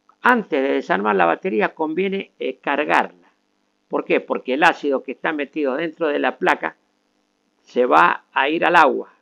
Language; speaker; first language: Spanish; native; Spanish